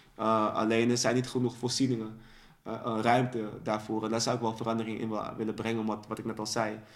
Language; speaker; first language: Dutch; early bilingual, other home language; Sranan Tongo